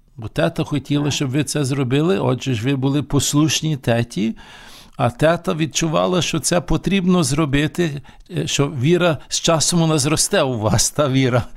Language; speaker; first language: Ukrainian; early bilingual, heritage; Ukrainian